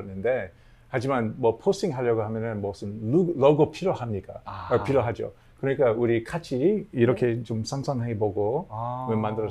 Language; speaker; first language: Korean; non-native, learner; English